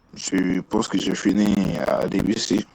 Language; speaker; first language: French; non-native, learner; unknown